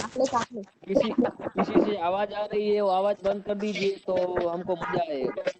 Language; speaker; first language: Hindi; non-native, local second language; Gujarati